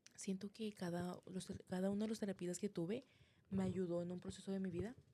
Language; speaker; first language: Spanish; early bilingual, heritage; Spanish